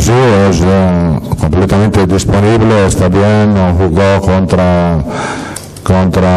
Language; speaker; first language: Spanish; non-native, fluent; Italian